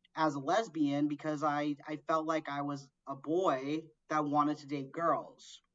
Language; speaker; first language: English; early bilingual, other home language; Portuguese